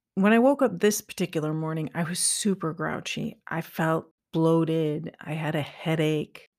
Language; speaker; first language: English; native; English